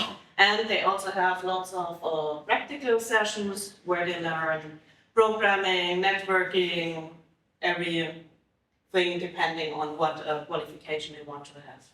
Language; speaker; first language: English; non-native, fluent; German